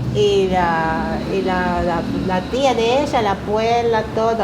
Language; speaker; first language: Spanish; non-native, learner; Arabic